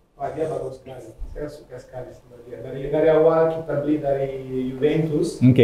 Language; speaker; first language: Indonesian; non-native, fluent; Italian